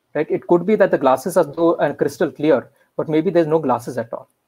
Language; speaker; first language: English; non-native, local second language; Marathi